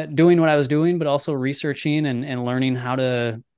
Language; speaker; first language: English; native; English